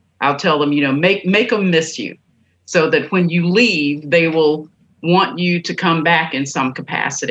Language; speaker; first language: English; native; English